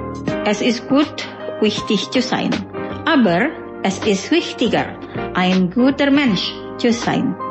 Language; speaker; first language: German; non-native, fluent; Indonesian